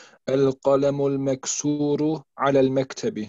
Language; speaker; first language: Arabic; non-native, learner; German